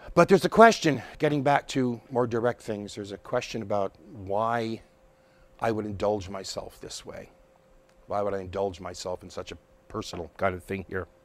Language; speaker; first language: English; native; English